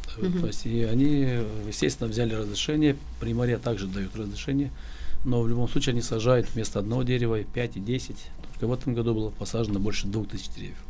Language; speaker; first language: Russian; non-native, local second language; Gagauz